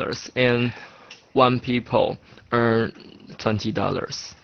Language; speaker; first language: English; non-native, learner; Chinese